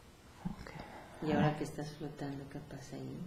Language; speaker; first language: Spanish; native; Spanish